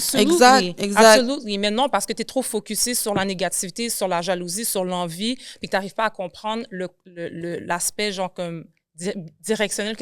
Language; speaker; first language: French; native; French